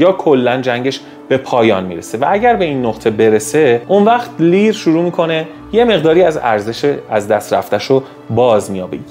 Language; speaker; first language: Persian; native; Persian